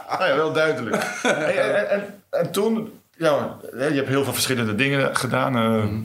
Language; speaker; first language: Dutch; native; Dutch